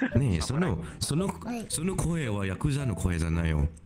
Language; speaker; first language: Japanese; non-native, learner; Indonesian